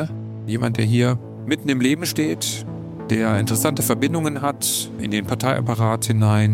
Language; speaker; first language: German; native; German